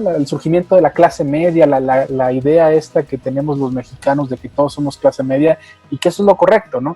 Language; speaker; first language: Spanish; native; Spanish